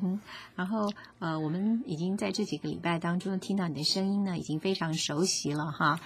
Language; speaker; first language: Chinese; native; Chinese